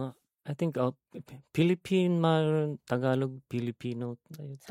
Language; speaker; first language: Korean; non-native, learner; Filipino